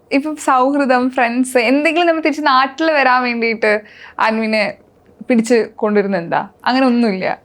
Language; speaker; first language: Malayalam; native; Malayalam